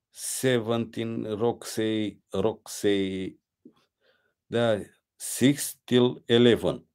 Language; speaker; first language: English; non-native, learner; Romanian